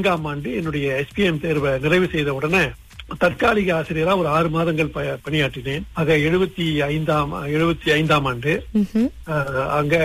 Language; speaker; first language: Tamil; early bilingual, heritage; Tamil